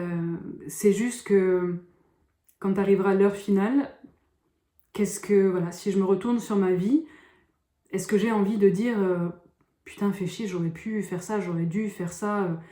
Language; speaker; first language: French; native; French